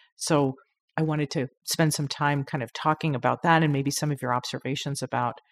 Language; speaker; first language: English; native; English